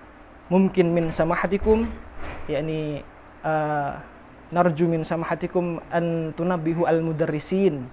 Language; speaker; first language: Arabic; non-native, fluent; Indonesian